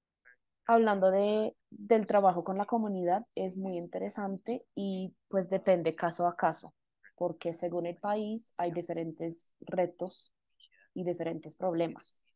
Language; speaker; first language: Spanish; non-native, fluent; Indonesian